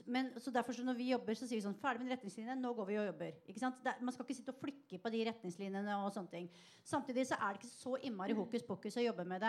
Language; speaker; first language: Norwegian; native; Norwegian